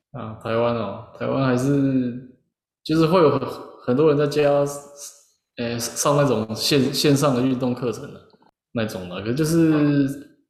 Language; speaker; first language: Chinese; native; Chinese